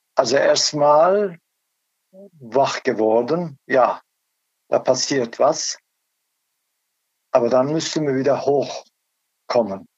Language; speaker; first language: German; non-native, learner; Turkish